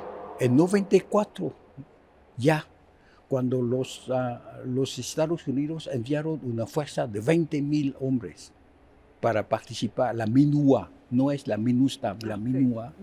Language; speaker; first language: Spanish; non-native, fluent; Haitian Creole